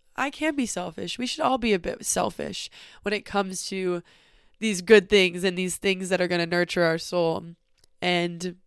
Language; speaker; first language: English; native; English